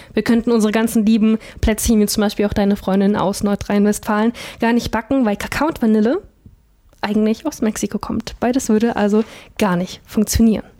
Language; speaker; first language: German; early bilingual, other home language; Russian